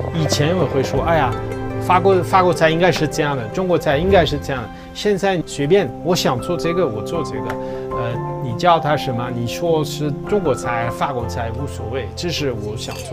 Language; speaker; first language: Chinese; non-native, fluent; French